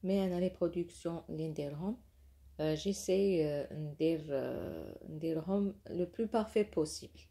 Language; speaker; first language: French; non-native, local second language; Arabic